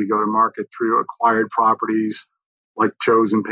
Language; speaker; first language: English; native; English